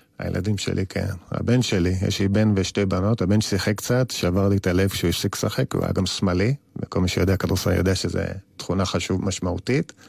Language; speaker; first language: Hebrew; native; Hebrew